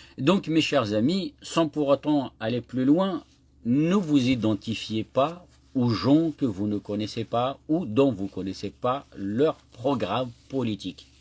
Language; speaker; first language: French; non-native, local second language; Kabyle